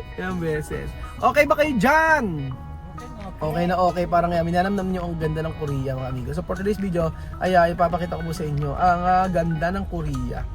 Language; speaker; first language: Filipino; native; Filipino